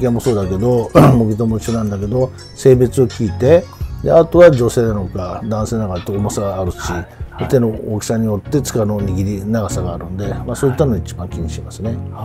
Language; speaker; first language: Japanese; native; Japanese